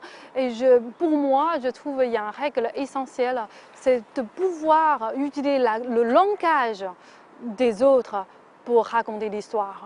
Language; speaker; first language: French; non-native, fluent; Chinese